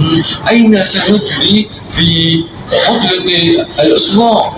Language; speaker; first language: Arabic; non-native, learner; Malay